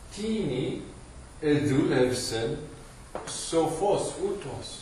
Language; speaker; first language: Greek; non-native, fluent; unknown